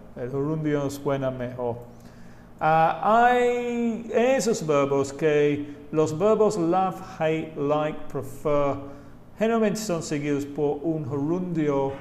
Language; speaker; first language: Spanish; non-native, fluent; English